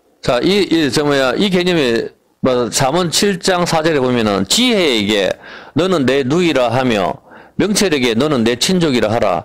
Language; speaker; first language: Korean; native; Korean